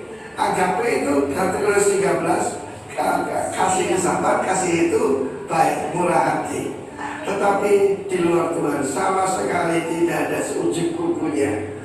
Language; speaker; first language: Indonesian; native; Indonesian